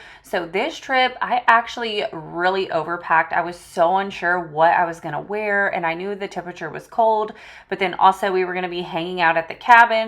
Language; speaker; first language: English; native; English